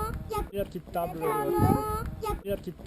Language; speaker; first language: French; native; French